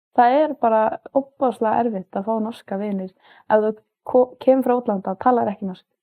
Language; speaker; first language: Icelandic; early bilingual, heritage; Icelandic